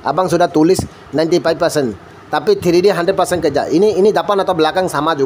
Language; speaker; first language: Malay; non-native, learner; Bangla